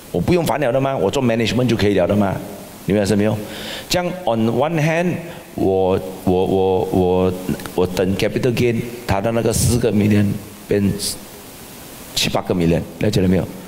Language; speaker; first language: Chinese; native; Chinese